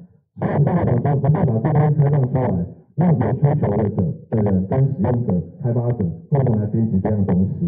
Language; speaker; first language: Chinese; native; Chinese